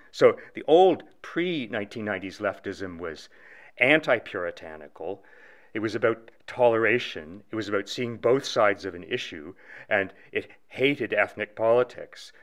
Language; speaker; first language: English; native; English